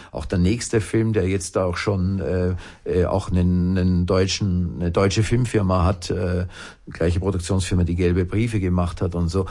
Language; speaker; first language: German; native; German